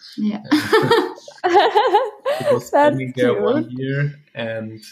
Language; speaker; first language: English; non-native, fluent; German